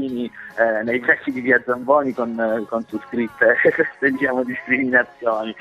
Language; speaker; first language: Italian; native; Italian